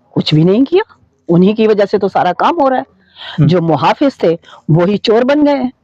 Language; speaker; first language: Urdu; native; Urdu